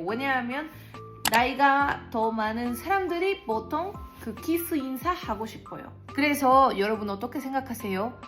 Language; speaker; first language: Korean; non-native, learner; Spanish